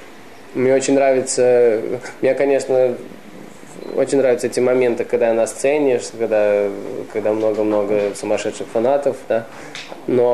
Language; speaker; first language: Russian; early bilingual, heritage; Russian